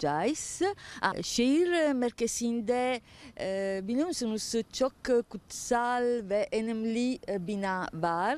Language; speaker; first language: Turkish; non-native, learner; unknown